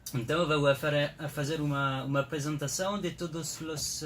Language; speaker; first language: Portuguese; non-native, learner; French